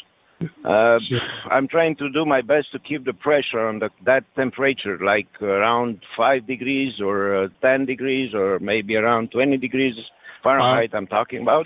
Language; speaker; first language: English; non-native, learner; French